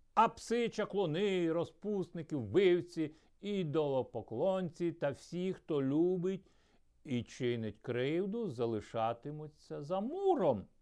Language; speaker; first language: Ukrainian; early bilingual, other home language; Russian